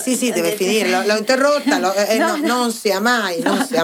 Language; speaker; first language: Italian; native; Italian